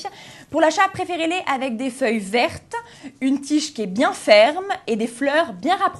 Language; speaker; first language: French; native; French